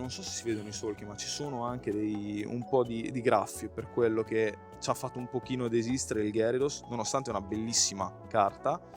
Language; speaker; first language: Italian; native; Italian